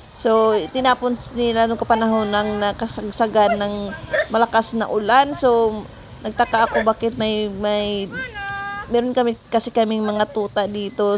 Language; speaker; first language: Filipino; non-native, local second language; Cebuano